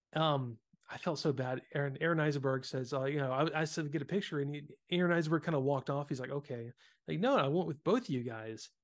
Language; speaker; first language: English; native; English